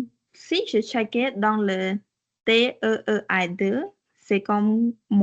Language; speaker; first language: French; non-native, learner; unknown